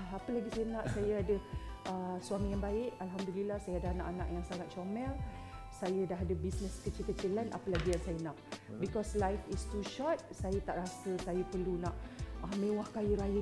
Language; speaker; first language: Malay; native; Malay